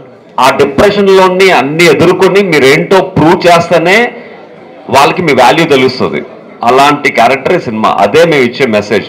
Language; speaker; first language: Telugu; native; Telugu